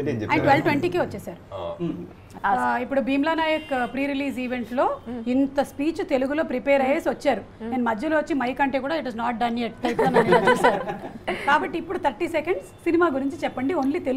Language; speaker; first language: Telugu; native; Telugu